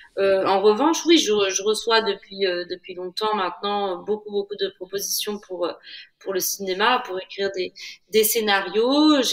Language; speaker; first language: French; native; French